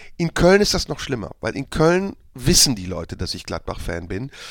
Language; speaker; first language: German; native; German